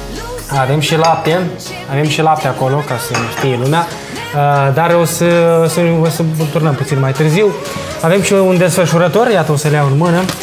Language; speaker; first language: Romanian; native; Romanian